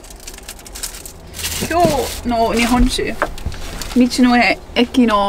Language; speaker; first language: Japanese; non-native, learner; English